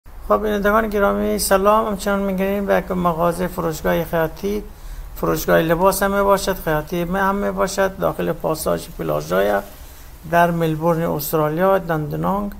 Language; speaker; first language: Persian; native; Persian